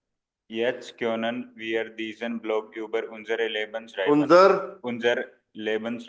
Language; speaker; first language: German; non-native, learner; Hindi